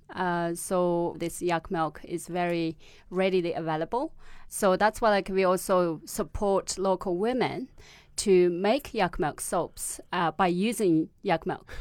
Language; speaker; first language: English; non-native, fluent; Tibetan